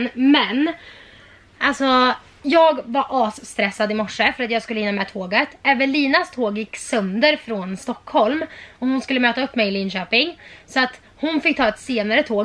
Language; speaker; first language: Swedish; native; Swedish